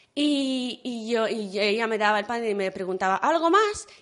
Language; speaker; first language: Spanish; non-native, fluent; Ukrainian